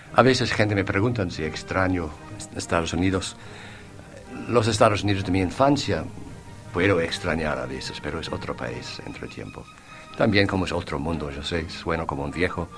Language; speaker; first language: Spanish; non-native, fluent; English